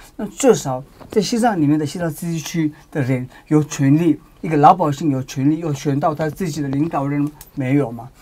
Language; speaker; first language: Chinese; non-native, learner; Tibetan